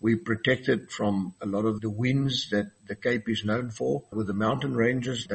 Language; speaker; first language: English; non-native, local second language; Afrikaans